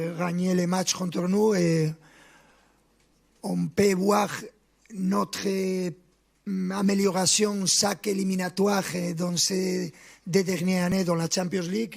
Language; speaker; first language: French; non-native, fluent; Spanish